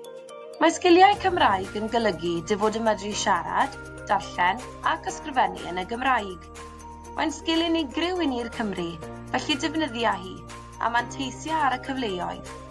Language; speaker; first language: Welsh; native; Welsh